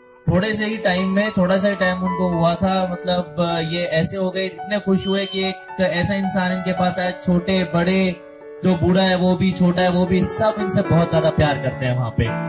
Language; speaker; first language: Hindi; native; Hindi